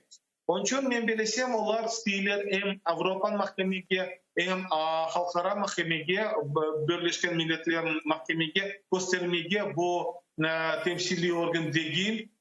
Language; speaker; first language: Turkish; non-native, learner; Crimean Tatar